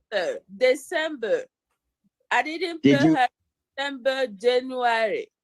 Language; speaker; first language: English; non-native, learner; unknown